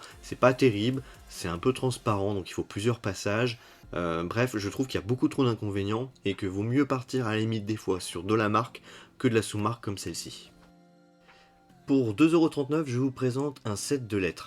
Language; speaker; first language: French; native; French